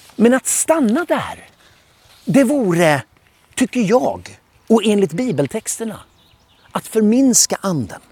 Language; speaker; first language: Swedish; native; Swedish